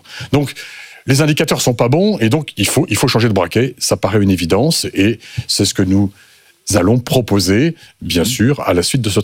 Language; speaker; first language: French; native; French